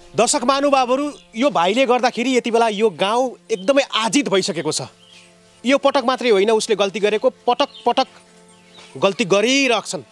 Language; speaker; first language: Nepali; native; Nepali